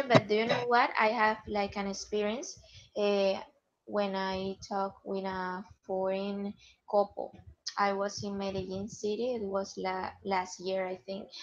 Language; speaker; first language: English; non-native, learner; Spanish